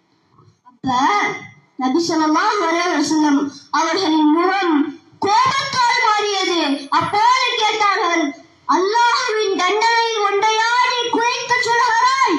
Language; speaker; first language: Tamil; native; Tamil